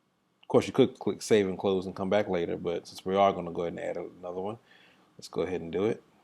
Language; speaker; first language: English; native; English